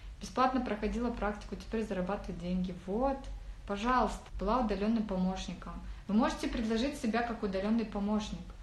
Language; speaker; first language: Russian; native; Russian